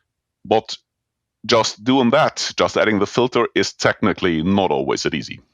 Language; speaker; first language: English; non-native, fluent; German